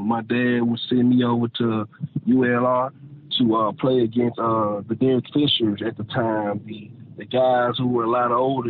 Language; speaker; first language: English; native; English